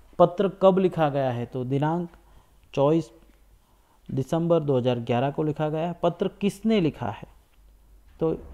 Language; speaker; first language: Hindi; non-native, local second language; Gujarati